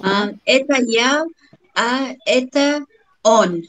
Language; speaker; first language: Russian; non-native, learner; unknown